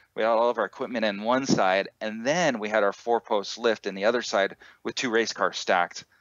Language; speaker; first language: English; native; English